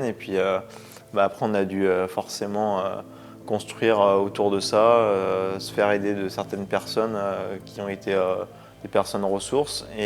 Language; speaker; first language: French; native; French